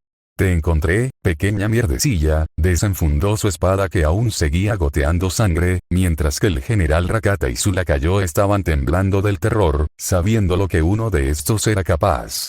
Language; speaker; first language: Spanish; native; Spanish